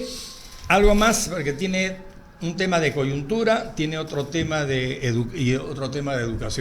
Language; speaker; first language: Spanish; native; Spanish